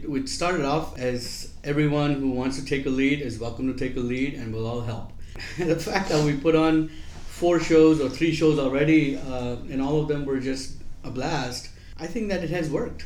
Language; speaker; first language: English; non-native, local second language; Gujarati